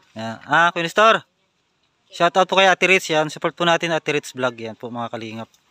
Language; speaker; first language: Filipino; native; Filipino